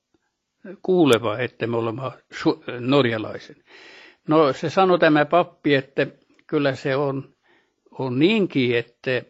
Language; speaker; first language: Finnish; early bilingual, heritage; Finnish